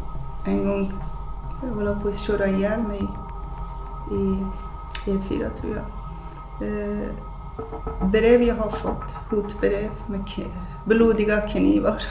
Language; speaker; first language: Swedish; non-native, fluent; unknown